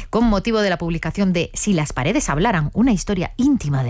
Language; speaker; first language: Spanish; native; Spanish